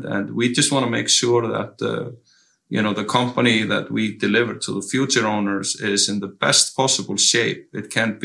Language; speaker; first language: English; non-native, fluent; Icelandic